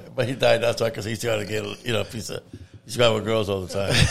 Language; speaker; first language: English; non-native, fluent; Italian